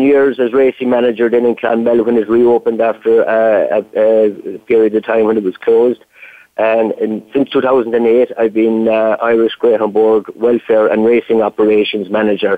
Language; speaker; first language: English; native; English